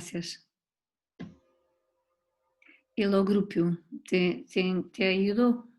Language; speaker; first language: Spanish; non-native, learner; Portuguese